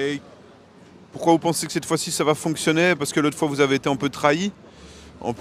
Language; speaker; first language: French; native; French